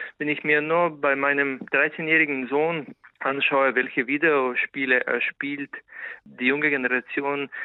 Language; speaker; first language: German; non-native, fluent; Slovenian